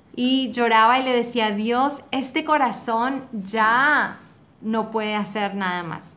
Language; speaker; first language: Spanish; native; Spanish